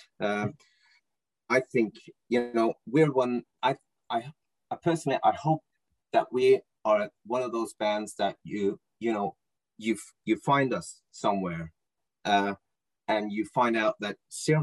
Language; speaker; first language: English; non-native, fluent; Norwegian